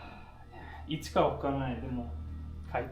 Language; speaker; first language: Japanese; non-native, learner; English